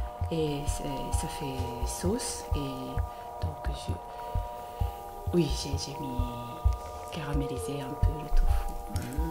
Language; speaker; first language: French; non-native, fluent; Japanese